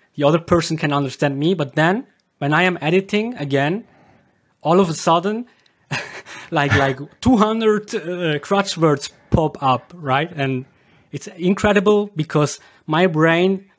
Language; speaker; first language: English; non-native, fluent; German